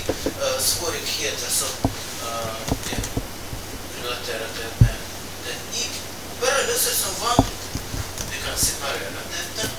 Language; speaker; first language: Swedish; non-native, fluent; Russian